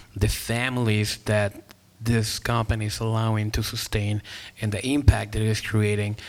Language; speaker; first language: English; non-native, fluent; Spanish